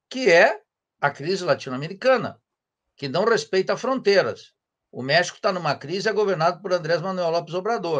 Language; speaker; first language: Portuguese; native; Portuguese